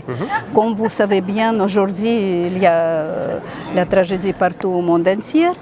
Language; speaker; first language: French; non-native, fluent; Russian